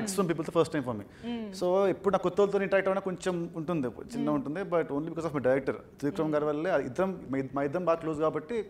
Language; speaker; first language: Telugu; non-native, learner; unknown